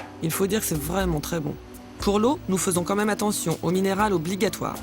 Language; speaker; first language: French; native; French